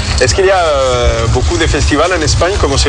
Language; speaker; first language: French; native; French